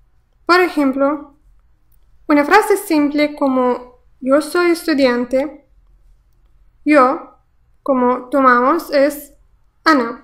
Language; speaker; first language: Spanish; non-native, fluent; Arabic